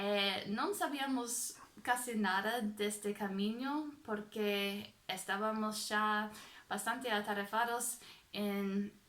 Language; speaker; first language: Portuguese; non-native, fluent; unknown